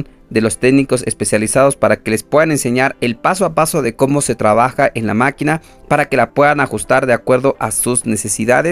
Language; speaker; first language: Spanish; native; Spanish